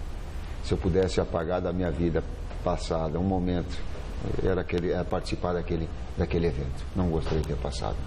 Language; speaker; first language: Portuguese; native; Portuguese